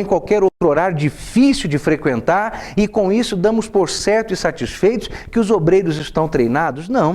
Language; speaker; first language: Portuguese; native; Portuguese